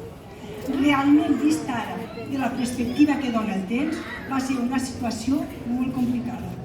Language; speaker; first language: Catalan; native; Catalan